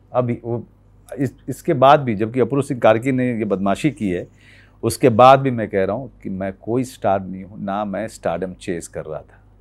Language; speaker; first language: Hindi; native; Hindi